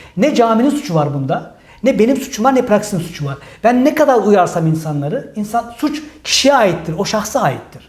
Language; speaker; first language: Turkish; early bilingual, heritage; Turkish